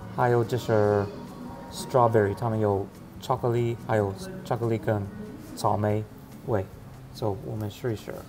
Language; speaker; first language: Chinese; non-native, fluent; English